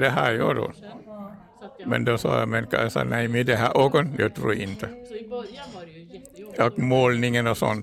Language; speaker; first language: Swedish; non-native, learner; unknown